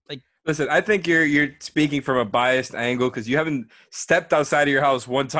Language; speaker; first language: English; native; English